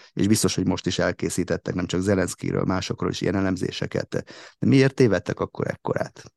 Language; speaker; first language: Hungarian; native; Hungarian